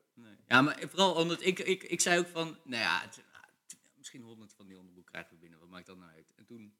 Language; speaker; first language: Dutch; native; Dutch